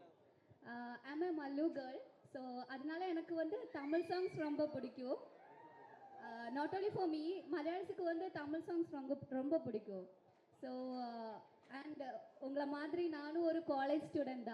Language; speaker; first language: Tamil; non-native, learner; Malayalam